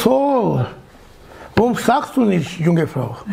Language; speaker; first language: German; non-native, learner; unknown